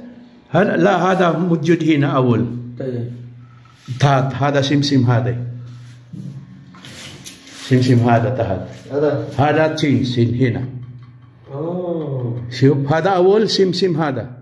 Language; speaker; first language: Arabic; non-native, learner; Filipino